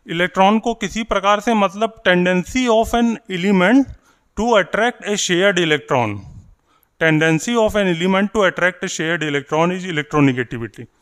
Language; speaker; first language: Hindi; native; Hindi